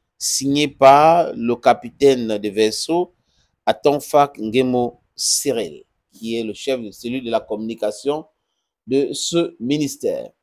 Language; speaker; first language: French; non-native, local second language; English